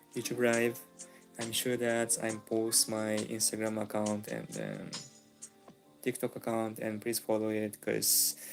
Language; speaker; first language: English; non-native, local second language; Filipino